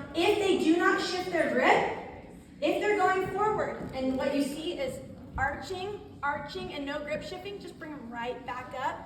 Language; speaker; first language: English; native; English